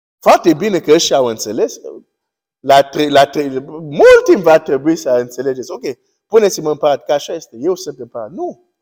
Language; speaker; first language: Romanian; early bilingual, heritage; Romanian